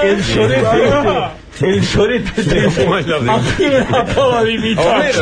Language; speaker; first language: Spanish; native; Spanish